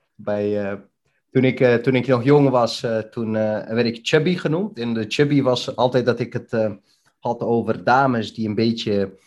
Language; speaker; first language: Dutch; early bilingual, other home language; Bosnian